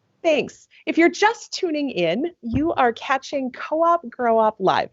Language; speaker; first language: English; native; English